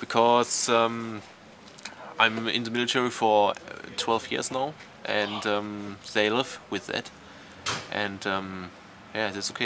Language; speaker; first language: English; non-native, learner; German